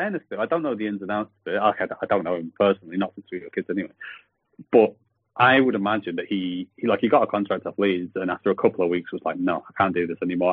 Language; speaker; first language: English; native; English